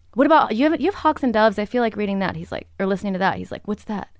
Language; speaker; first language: English; native; English